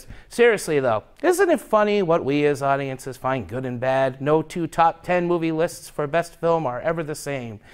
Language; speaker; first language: English; native; English